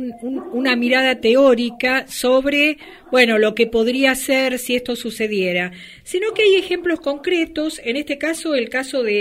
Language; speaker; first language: Spanish; native; Spanish